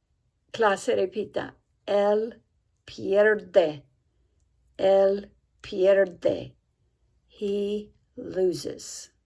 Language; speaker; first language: Spanish; non-native, fluent; English